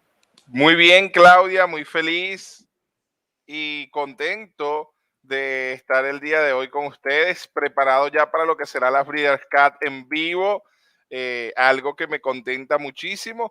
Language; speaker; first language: Spanish; native; Spanish